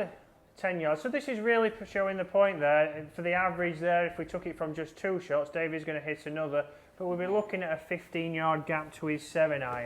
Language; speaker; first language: English; native; English